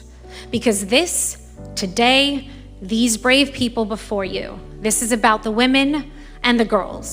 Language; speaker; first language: English; early bilingual, other home language; Persian